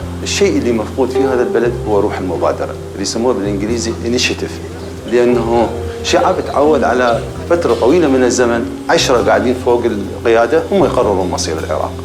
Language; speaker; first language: Arabic; native; Arabic